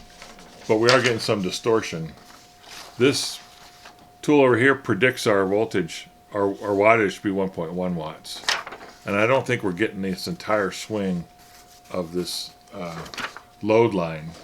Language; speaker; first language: English; native; English